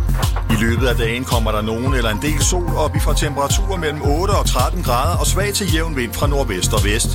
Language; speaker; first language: Danish; native; Danish